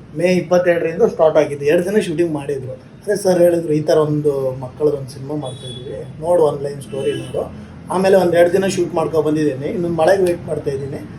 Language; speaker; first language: Kannada; native; Kannada